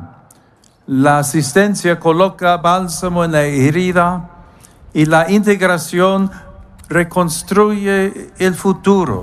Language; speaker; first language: Spanish; non-native, fluent; English